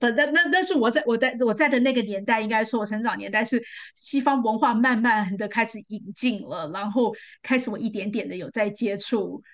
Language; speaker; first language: Chinese; native; Chinese